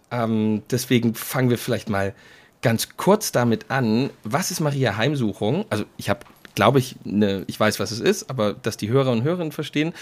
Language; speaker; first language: German; native; German